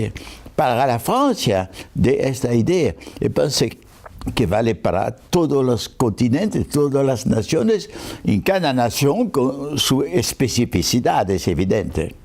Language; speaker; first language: Spanish; non-native, fluent; French